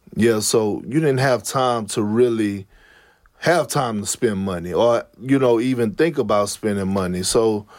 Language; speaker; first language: English; native; English